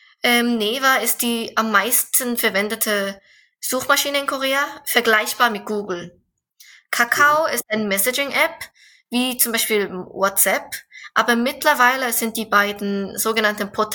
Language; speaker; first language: German; non-native, fluent; Korean